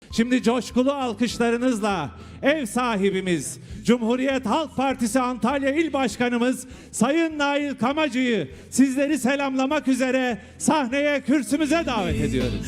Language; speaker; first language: Turkish; native; Turkish